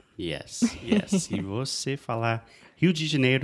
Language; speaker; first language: Portuguese; non-native, fluent; English